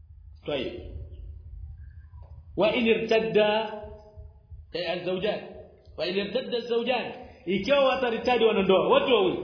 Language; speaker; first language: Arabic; non-native, fluent; Swahili